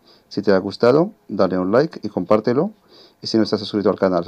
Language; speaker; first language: Spanish; native; Spanish